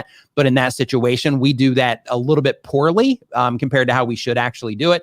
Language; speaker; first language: English; native; English